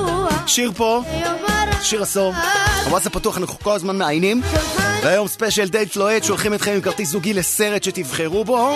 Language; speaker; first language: Hebrew; native; Hebrew